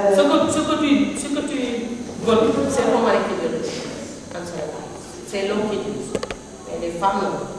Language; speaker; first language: French; non-native, learner; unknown